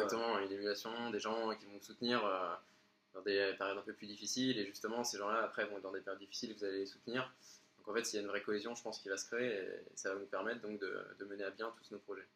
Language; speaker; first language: French; native; French